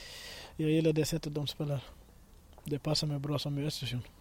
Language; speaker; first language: Swedish; early bilingual, other home language; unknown